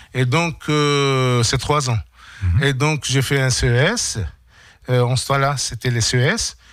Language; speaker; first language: French; non-native, local second language; Arabic